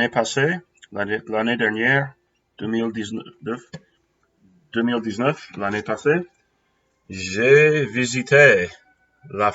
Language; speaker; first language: French; non-native, fluent; English